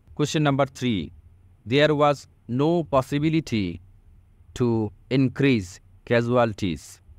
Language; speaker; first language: English; non-native, local second language; Bangla